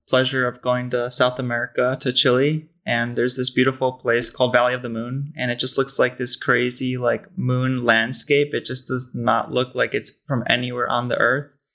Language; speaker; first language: English; native; English